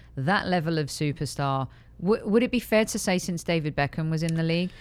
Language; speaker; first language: English; native; English